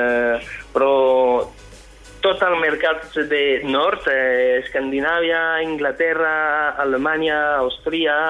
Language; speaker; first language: Catalan; non-native, fluent; French